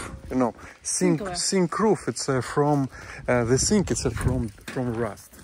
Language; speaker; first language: English; non-native, learner; Russian